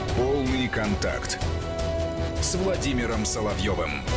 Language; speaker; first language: Russian; native; Russian